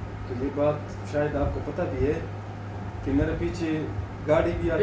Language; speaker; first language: Hindi; non-native, local second language; Pashto